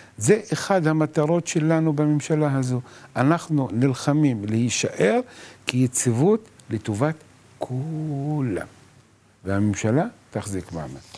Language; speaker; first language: Hebrew; non-native, local second language; Arabic